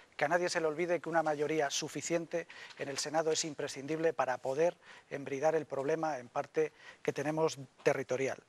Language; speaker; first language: Spanish; native; Spanish